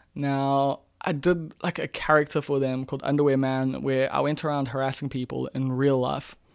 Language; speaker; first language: English; native; English